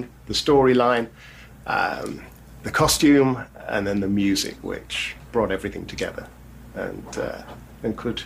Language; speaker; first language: English; native; English